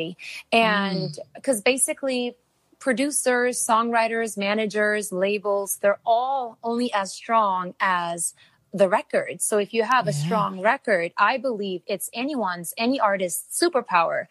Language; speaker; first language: English; non-native, fluent; Albanian